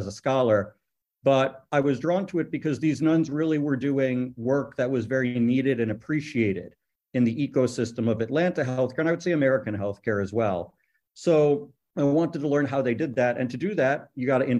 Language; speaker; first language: English; native; English